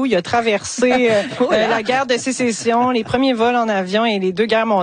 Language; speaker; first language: French; native; French